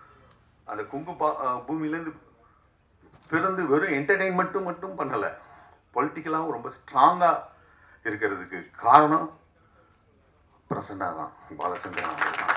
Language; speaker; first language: Tamil; native; Tamil